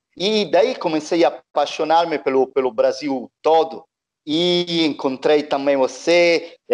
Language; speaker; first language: Portuguese; non-native, fluent; Italian